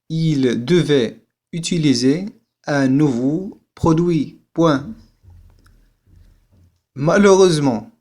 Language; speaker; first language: French; non-native, fluent; Arabic